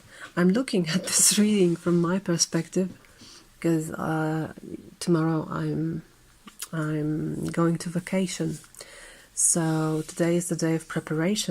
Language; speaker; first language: English; non-native, fluent; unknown